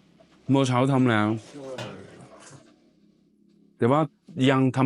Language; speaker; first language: Thai; non-native, learner; Chinese